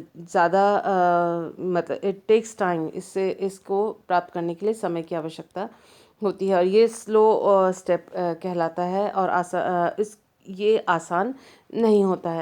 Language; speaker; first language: Hindi; native; Hindi